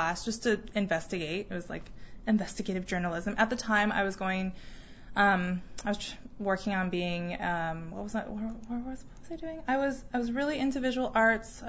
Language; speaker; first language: English; native; English